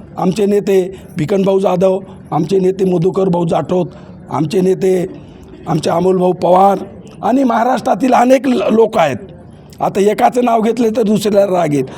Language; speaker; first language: Marathi; non-native, local second language; Lambadi